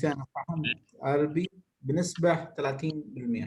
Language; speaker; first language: Arabic; non-native, learner; Hindi